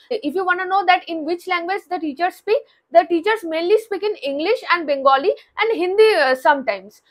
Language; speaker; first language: English; non-native, local second language; Bangla